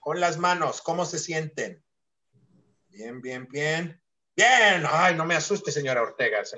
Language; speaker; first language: Spanish; early bilingual, other home language; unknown